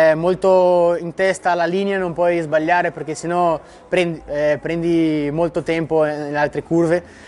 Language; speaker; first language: Italian; non-native, fluent; Portuguese